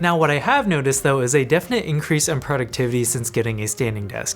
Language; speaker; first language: English; native; English